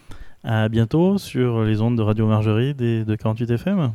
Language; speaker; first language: French; native; French